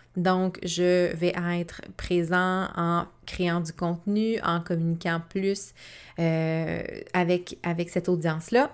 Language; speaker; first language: French; native; French